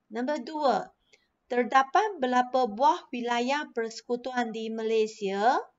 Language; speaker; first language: Malay; non-native, local second language; Chinese